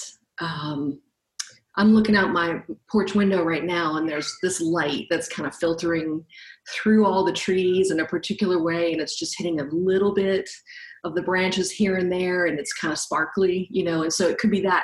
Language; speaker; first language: English; native; English